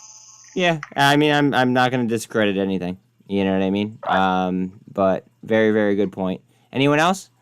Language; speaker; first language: English; native; English